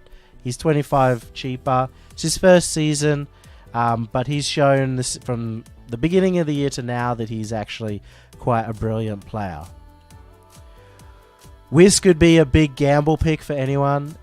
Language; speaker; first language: English; native; English